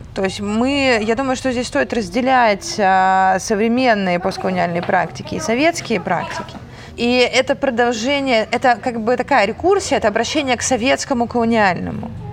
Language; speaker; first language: Russian; native; Russian